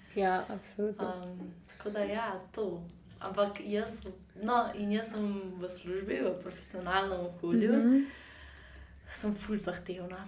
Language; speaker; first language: Slovenian; native; Slovenian